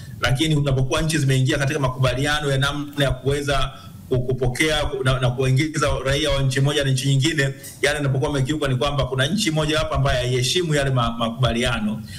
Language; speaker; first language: Swahili; native; Swahili